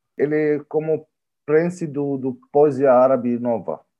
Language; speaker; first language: Portuguese; non-native, learner; Arabic